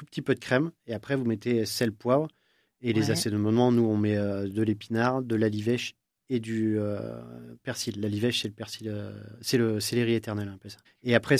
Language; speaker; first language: French; native; French